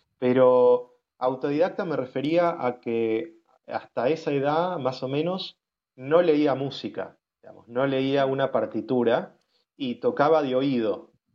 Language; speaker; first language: Spanish; native; Spanish